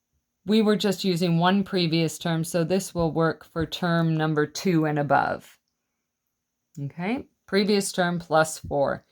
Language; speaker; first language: English; native; English